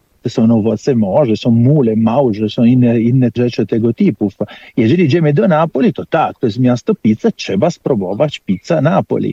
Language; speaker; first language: Polish; non-native, fluent; Italian